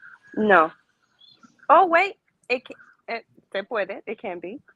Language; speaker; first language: Spanish; non-native, learner; English